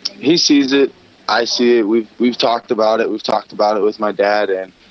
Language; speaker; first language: English; native; English